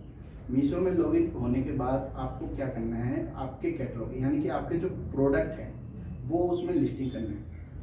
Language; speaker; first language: Hindi; native; Hindi